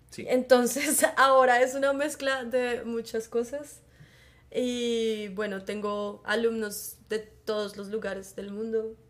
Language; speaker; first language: Spanish; native; Spanish